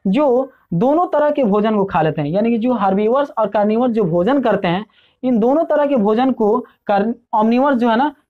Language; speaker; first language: Hindi; native; Hindi